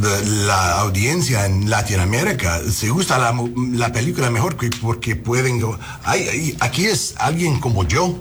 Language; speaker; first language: Spanish; non-native, learner; English